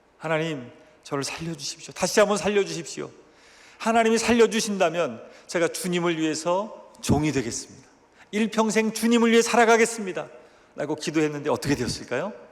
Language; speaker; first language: Korean; native; Korean